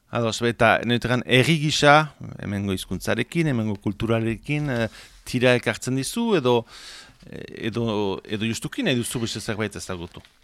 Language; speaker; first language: Basque; native; Basque